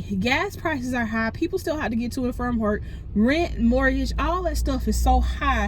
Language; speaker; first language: English; native; English